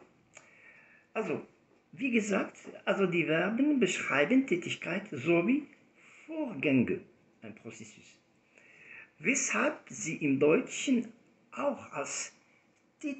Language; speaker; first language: German; non-native, fluent; Arabic